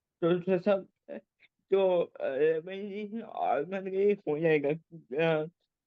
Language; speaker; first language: Hindi; early bilingual, heritage; Hindi